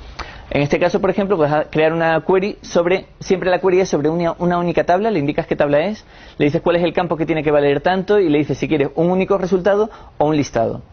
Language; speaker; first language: Spanish; native; Spanish